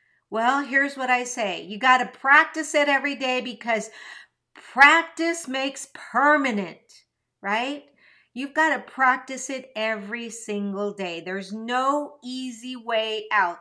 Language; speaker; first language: English; early bilingual, other home language; Spanish